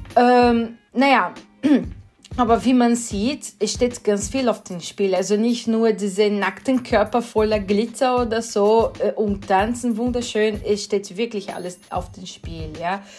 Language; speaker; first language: German; non-native, fluent; Portuguese